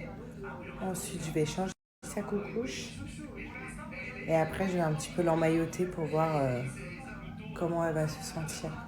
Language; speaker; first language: French; native; French